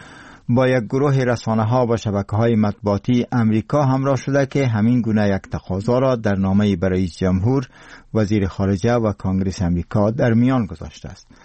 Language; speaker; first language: Persian; native; Persian